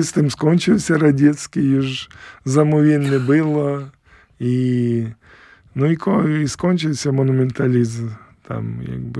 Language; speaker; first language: Polish; non-native, learner; Ukrainian